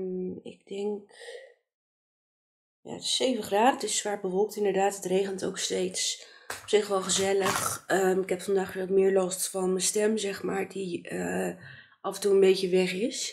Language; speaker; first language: Dutch; native; Dutch